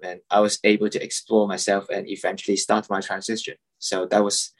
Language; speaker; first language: English; non-native, local second language; Cantonese